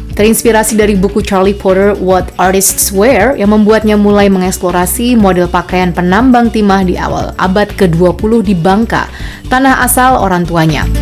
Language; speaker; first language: Indonesian; native; Indonesian